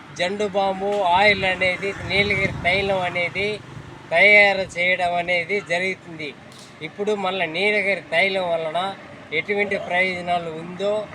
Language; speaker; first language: Telugu; native; Telugu